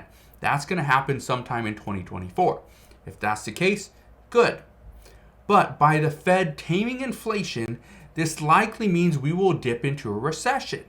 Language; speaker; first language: English; native; English